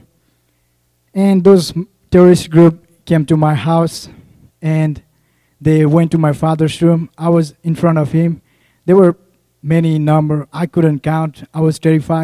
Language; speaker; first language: English; non-native, local second language; Nepali